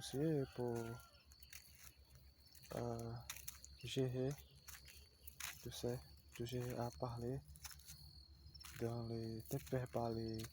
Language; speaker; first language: French; non-native, learner; Portuguese